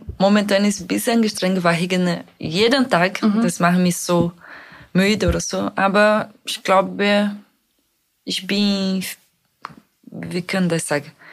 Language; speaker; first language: German; non-native, learner; Portuguese